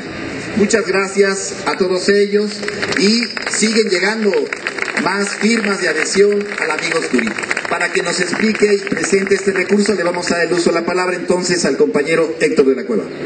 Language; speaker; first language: Spanish; native; Spanish